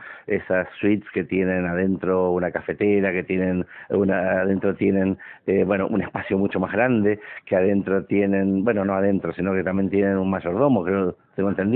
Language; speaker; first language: Spanish; native; Spanish